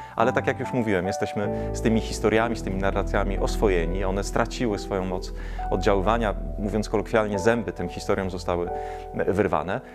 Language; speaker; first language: Polish; native; Polish